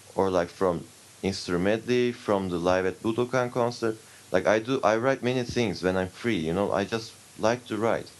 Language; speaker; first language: English; non-native, fluent; Turkish